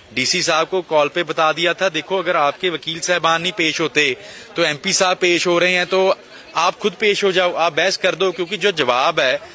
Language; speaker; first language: Hindi; non-native, local second language; Punjabi